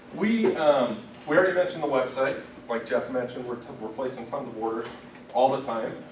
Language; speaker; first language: English; native; English